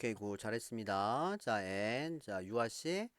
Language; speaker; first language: Korean; native; Korean